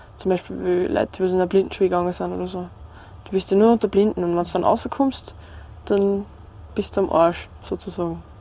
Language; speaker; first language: German; native; German